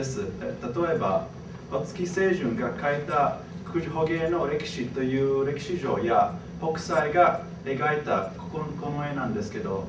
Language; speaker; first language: Japanese; non-native, fluent; English